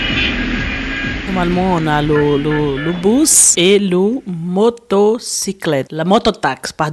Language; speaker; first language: French; non-native, learner; Portuguese